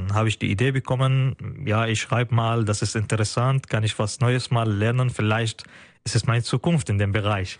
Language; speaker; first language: German; non-native, fluent; Arabic